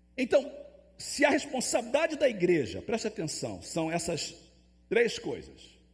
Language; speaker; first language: Portuguese; native; Portuguese